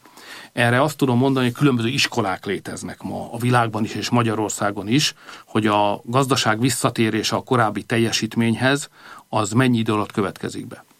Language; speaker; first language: Hungarian; native; Hungarian